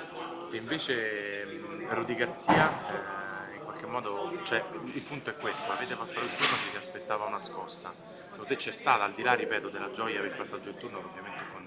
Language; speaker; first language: Italian; native; Italian